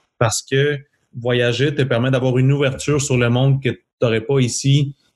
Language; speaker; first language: French; non-native, fluent; Spanish